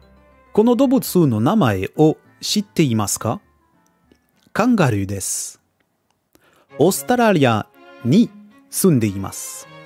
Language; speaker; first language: Japanese; non-native, learner; French